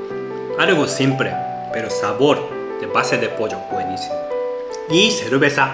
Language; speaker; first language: Spanish; non-native, fluent; Japanese